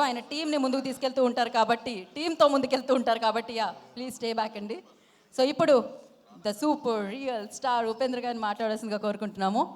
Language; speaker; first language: Telugu; native; Telugu